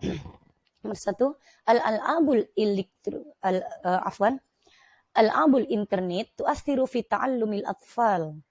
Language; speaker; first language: Arabic; non-native, fluent; Indonesian